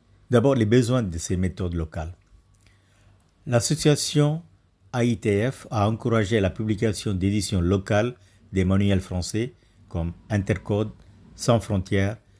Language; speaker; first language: French; non-native, fluent; Tamil